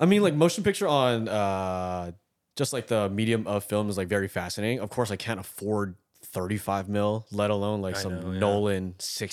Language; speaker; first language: English; native; English